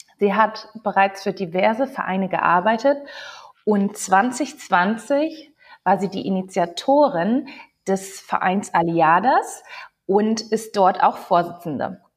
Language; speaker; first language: German; native; German